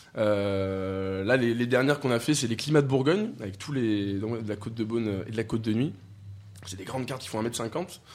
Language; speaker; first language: French; native; French